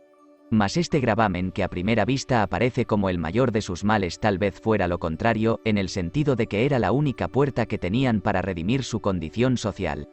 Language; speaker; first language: Spanish; native; Spanish